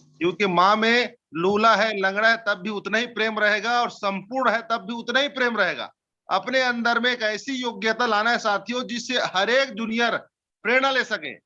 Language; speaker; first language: Hindi; native; Hindi